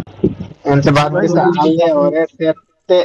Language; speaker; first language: Italian; non-native, learner; Bangla